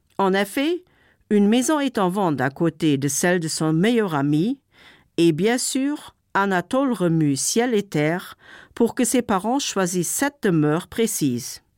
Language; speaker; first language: French; non-native, local second language; Luxembourgish